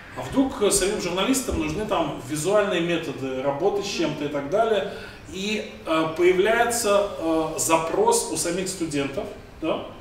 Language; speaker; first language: Russian; native; Russian